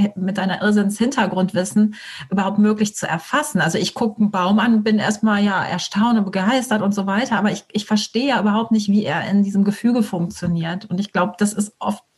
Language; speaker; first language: German; native; German